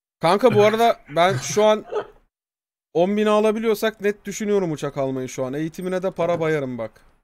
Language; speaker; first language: Turkish; native; Turkish